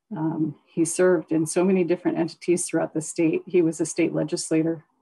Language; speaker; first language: English; native; English